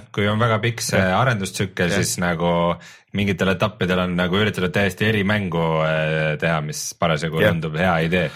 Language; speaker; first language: Estonian; native; Estonian